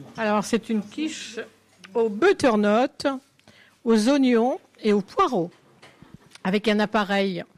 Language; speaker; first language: French; native; French